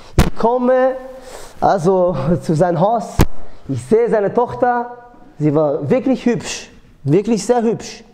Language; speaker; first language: German; early bilingual, other home language; Georgian